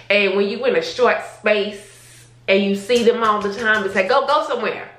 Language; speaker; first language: English; native; English